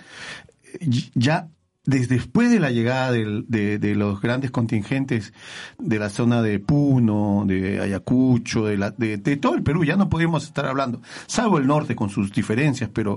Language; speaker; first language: Spanish; native; Spanish